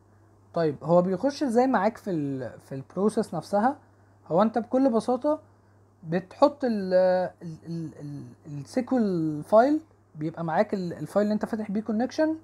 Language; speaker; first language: Arabic; native; Arabic